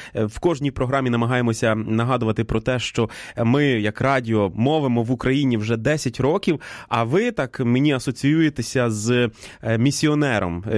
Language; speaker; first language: Ukrainian; native; Ukrainian